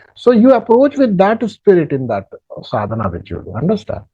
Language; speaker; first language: English; non-native, local second language; Hindi